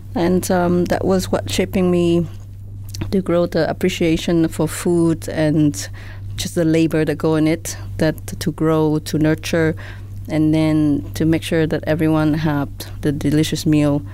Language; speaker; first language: English; non-native, fluent; Vietnamese